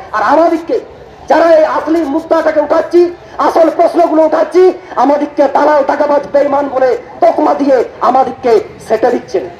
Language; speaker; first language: Bangla; non-native, local second language; Santali